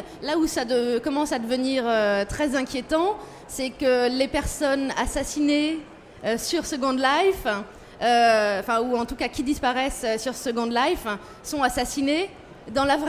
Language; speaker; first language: French; native; French